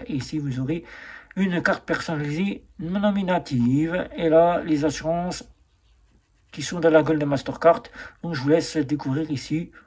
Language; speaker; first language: French; native; French